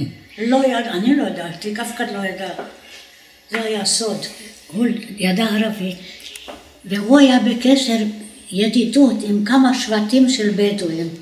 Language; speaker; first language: Hebrew; non-native, fluent; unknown